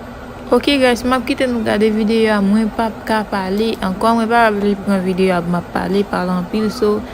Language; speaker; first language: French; non-native, local second language; Haitian Creole